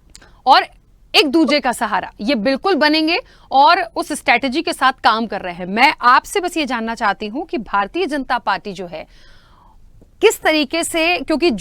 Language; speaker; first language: Hindi; native; Hindi